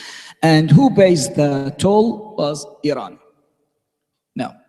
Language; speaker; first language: English; non-native, fluent; Arabic